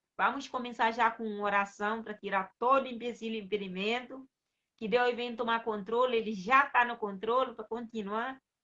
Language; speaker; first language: Portuguese; non-native, local second language; Kabuverdianu